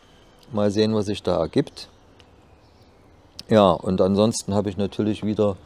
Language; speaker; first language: German; native; German